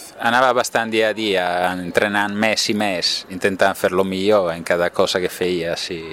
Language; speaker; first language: Catalan; non-native, fluent; Italian